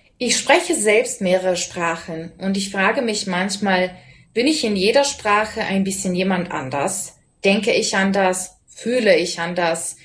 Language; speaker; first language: German; non-native, fluent; Serbian